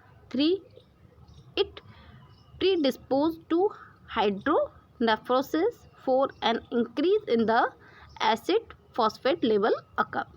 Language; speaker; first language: English; non-native, local second language; Hindi